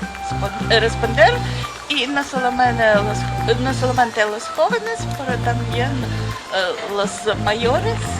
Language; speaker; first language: Spanish; non-native, fluent; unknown